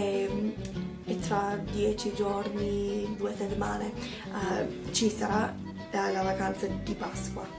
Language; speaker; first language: Italian; non-native, learner; English